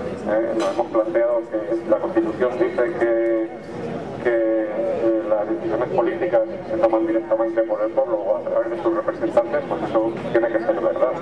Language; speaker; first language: Spanish; native; Spanish